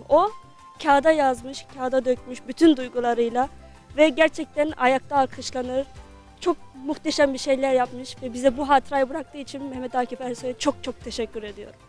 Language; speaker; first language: Turkish; early bilingual, heritage; Turkish